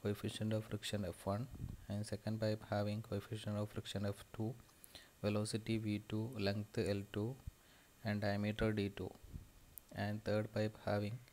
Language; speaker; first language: English; non-native, local second language; Malayalam